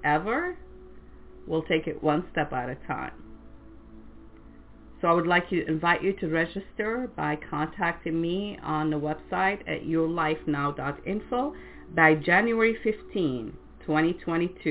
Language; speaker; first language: English; non-native, fluent; French